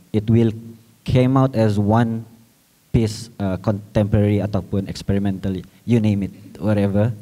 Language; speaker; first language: Malay; native; Malay